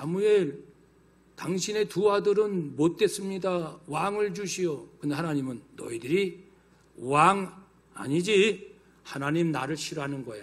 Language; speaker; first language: Korean; native; Korean